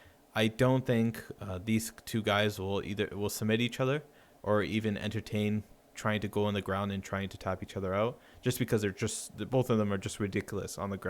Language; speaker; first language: English; native; English